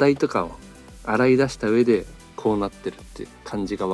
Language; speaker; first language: Japanese; native; Japanese